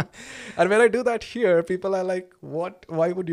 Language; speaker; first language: English; non-native, local second language; Malayalam